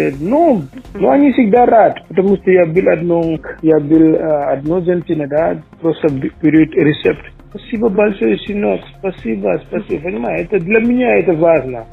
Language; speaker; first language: Russian; non-native, learner; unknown